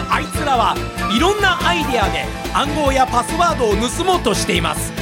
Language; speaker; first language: Japanese; native; Japanese